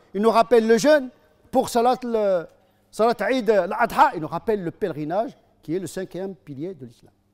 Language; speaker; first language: French; non-native, fluent; Arabic